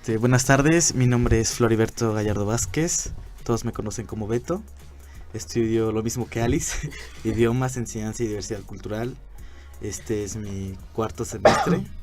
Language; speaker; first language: Spanish; non-native, local second language; Nahuatl languages